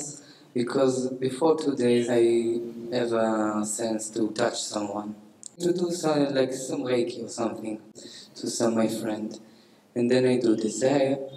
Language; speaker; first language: English; non-native, learner; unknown